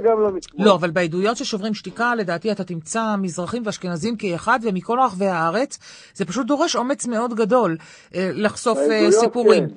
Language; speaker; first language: Hebrew; native; Hebrew